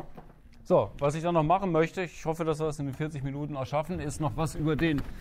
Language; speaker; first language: German; native; German